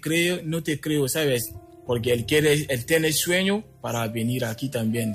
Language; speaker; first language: Spanish; non-native, local second language; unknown